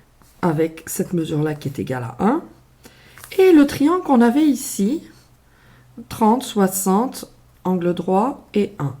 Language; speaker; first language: French; native; French